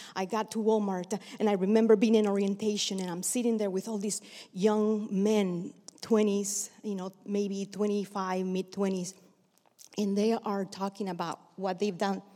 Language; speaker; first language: English; early bilingual, other home language; Spanish